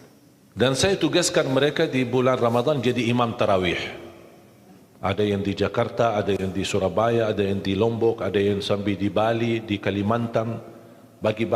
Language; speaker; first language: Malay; non-native, fluent; Arabic